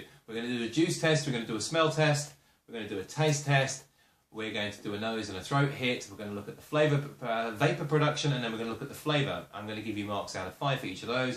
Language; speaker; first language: English; native; English